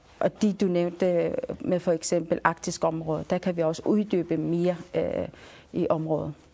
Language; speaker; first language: Danish; non-native, local second language; Kalaallisut